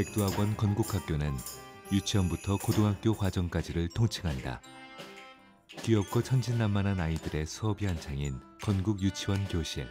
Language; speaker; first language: Korean; native; Korean